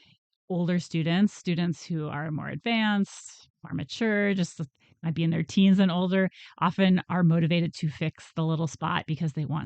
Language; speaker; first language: English; native; English